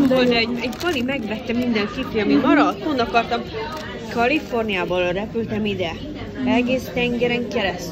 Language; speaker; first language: Hungarian; early bilingual, heritage; English